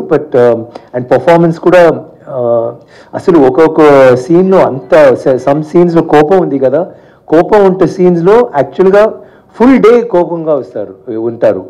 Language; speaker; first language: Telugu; non-native, fluent; Tamil